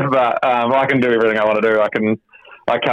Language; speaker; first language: English; native; English